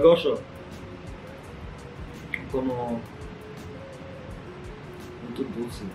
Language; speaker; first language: Portuguese; non-native, learner; English